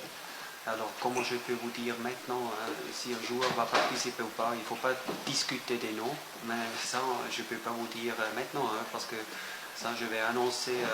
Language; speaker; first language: French; non-native, fluent; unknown